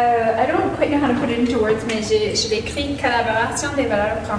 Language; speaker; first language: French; non-native, local second language; English